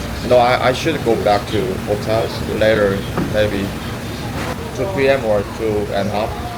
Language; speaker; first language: English; non-native, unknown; Korean